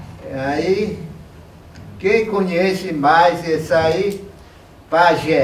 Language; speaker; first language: Portuguese; non-native, local second language; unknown